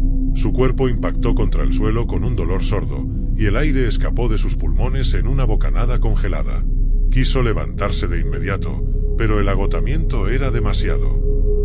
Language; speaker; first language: Spanish; native; Spanish